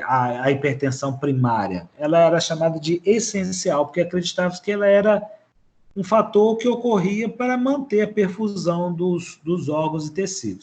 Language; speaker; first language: Portuguese; native; Portuguese